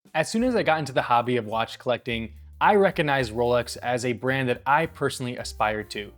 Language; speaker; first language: English; native; English